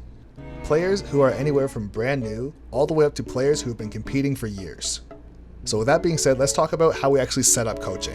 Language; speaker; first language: English; native; English